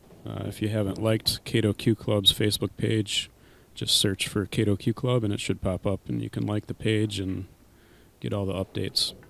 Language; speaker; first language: English; native; English